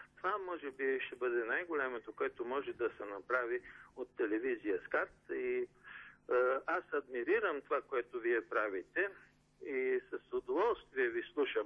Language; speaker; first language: Bulgarian; native; Bulgarian